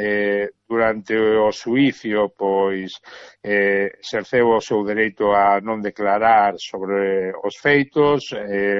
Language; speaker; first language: Galician; native; Galician